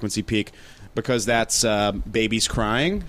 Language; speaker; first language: English; native; English